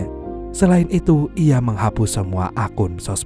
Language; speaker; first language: Indonesian; native; Indonesian